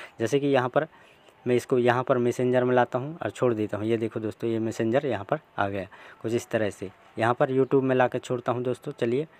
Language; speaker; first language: Hindi; native; Hindi